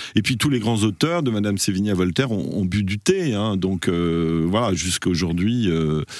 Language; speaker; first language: French; non-native, fluent; English